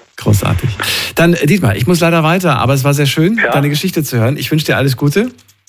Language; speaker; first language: German; native; German